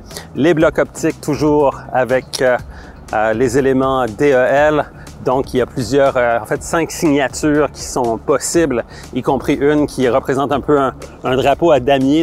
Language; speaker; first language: French; native; French